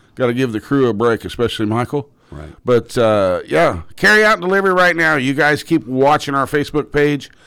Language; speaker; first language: English; native; English